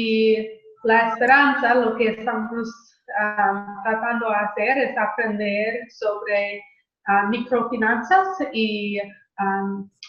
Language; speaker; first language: Spanish; non-native, fluent; English